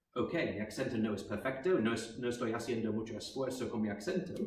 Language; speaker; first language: Spanish; non-native, fluent; English